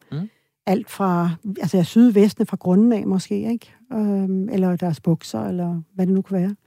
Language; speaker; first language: Danish; early bilingual, other home language; Swedish